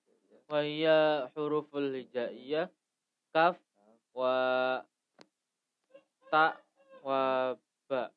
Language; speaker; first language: Arabic; non-native, learner; Indonesian